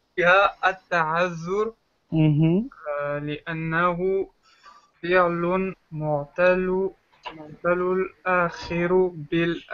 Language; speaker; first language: Arabic; non-native, learner; French